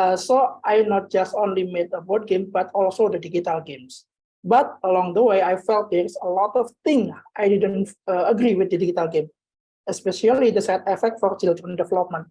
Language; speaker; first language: English; non-native, learner; Indonesian